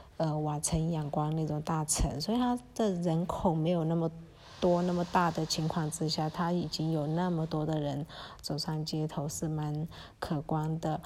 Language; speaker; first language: Chinese; early bilingual, heritage; Chinese